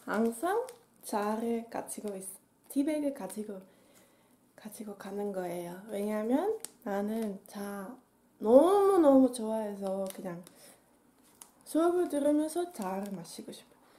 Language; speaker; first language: Korean; non-native, learner; Dutch